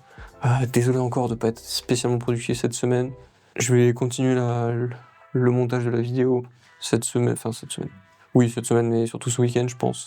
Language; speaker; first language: French; native; French